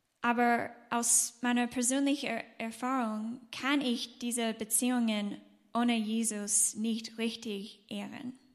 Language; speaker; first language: German; non-native, fluent; English